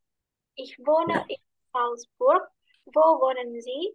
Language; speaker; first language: German; non-native, fluent; Indonesian